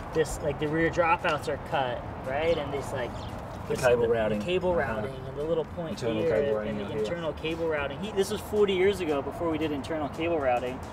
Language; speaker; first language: English; native; English